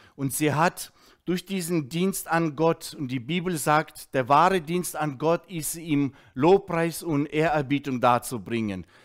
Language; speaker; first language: German; early bilingual, heritage; Russian